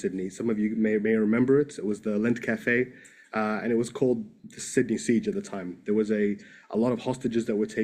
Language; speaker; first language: English; native; English